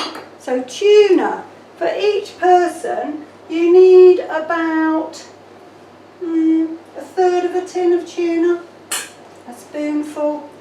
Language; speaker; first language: English; native; English